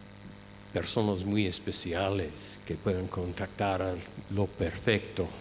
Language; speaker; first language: Spanish; non-native, fluent; English